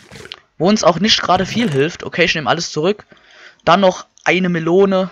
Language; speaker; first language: German; native; German